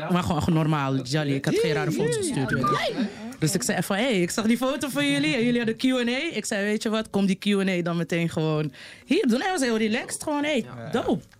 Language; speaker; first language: Dutch; early bilingual, other home language; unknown